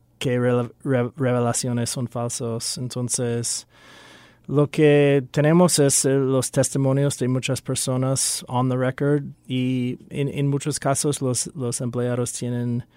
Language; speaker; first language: Spanish; non-native, fluent; English